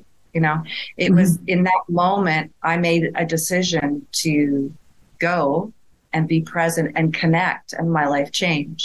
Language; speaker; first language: English; native; English